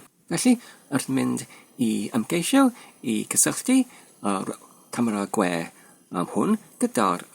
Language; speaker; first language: Welsh; non-native, fluent; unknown